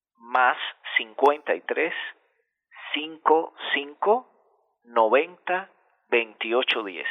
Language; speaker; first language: Spanish; native; Spanish